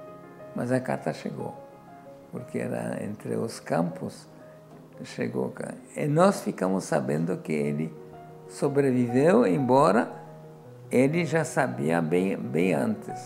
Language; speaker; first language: Portuguese; non-native, fluent; Polish